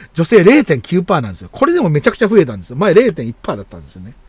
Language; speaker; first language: Japanese; native; Japanese